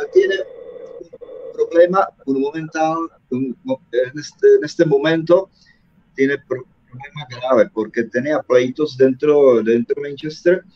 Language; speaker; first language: Spanish; non-native, fluent; Czech